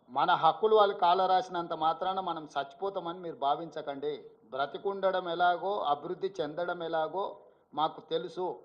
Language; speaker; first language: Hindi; non-native, local second language; Telugu